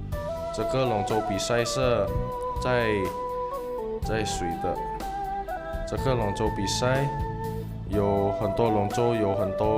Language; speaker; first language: Chinese; non-native, learner; Indonesian